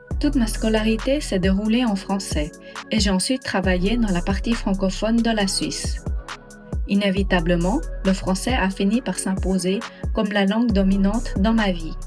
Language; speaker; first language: French; non-native, local second language; Swiss German